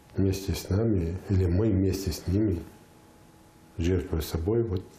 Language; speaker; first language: Russian; non-native, local second language; Ingush